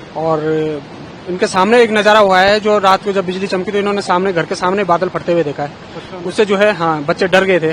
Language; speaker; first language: Hindi; native; Hindi